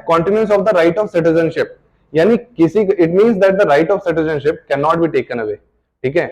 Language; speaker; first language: Hindi; native; Hindi